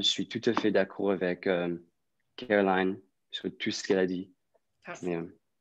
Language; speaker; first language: French; non-native, fluent; English